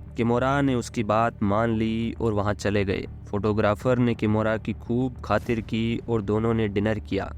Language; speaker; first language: Hindi; native; Hindi